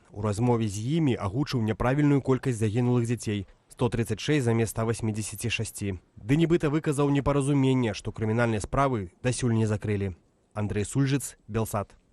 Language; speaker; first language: Belarusian; native; Belarusian